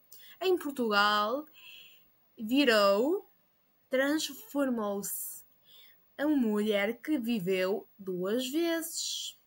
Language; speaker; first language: Portuguese; non-native, learner; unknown